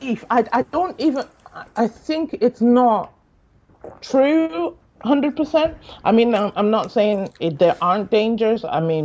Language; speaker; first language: English; non-native, local second language; Yoruba